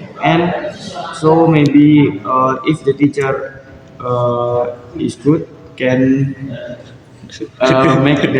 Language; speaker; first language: English; non-native, learner; Indonesian